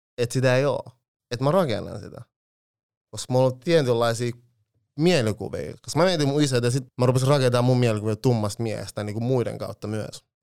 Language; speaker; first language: Finnish; early bilingual, other home language; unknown